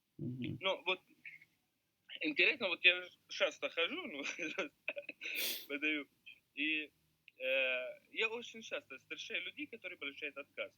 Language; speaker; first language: Russian; non-native, learner; Arabic